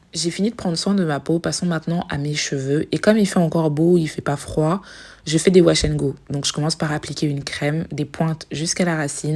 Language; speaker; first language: French; native; French